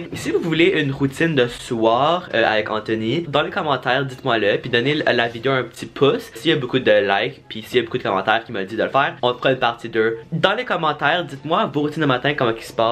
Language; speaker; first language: French; native; French